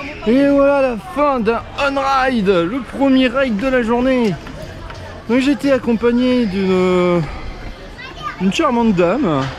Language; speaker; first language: French; native; French